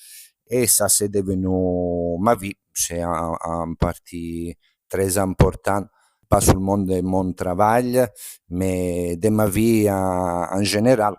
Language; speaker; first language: French; non-native, fluent; Italian